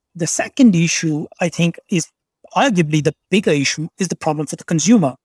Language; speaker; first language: English; non-native, local second language; Bangla